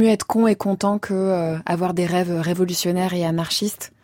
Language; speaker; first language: French; native; French